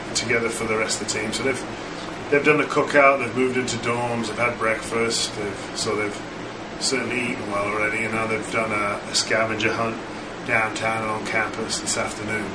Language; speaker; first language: English; native; English